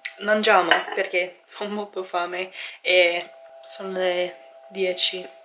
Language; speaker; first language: Italian; non-native, learner; English